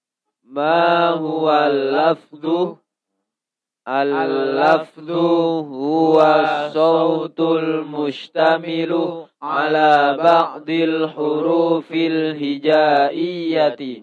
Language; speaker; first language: Arabic; non-native, learner; Indonesian